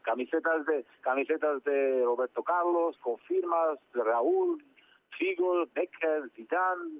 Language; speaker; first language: Spanish; non-native, fluent; Georgian